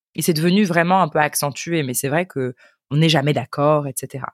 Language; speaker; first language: French; native; French